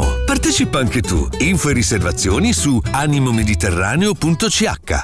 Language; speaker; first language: Italian; native; Italian